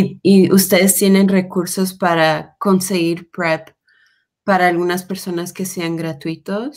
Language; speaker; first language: Spanish; non-native, fluent; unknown